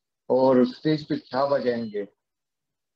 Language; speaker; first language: Hindi; non-native, fluent; Japanese